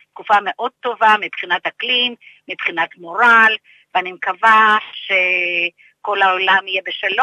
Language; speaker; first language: Hebrew; early bilingual, other home language; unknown